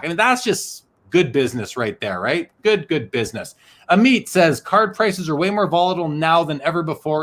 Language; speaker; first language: English; native; English